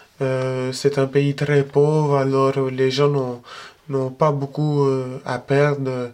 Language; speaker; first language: French; early bilingual, other home language; Spanish